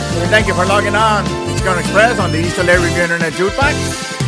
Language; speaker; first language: English; early bilingual, other home language; Spanish